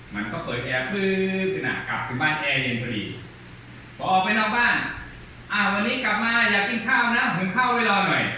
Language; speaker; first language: Thai; non-native, local second language; Lao